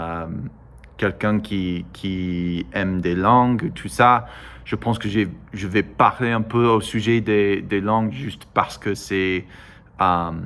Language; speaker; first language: French; non-native, learner; English